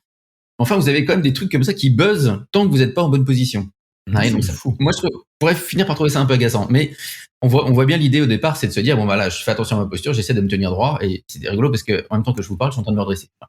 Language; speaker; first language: French; native; French